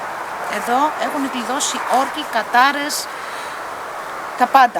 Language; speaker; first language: Greek; native; Greek